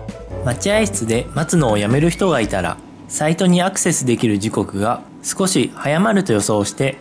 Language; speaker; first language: Japanese; native; Japanese